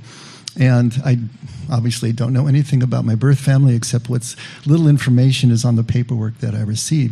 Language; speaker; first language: English; native; English